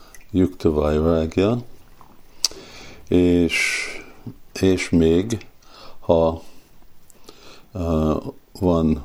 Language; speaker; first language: Hungarian; early bilingual, heritage; Hungarian